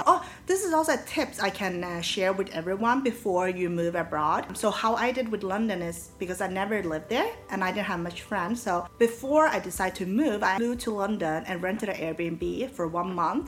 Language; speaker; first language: English; early bilingual, other home language; Cantonese